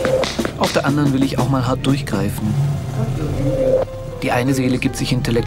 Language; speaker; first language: German; native; German